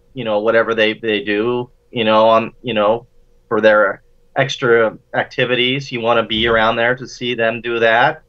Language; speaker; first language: English; native; English